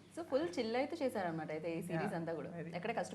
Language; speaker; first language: Telugu; native; Telugu